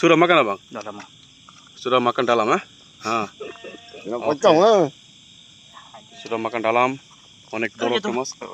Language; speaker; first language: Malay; non-native, learner; Bangla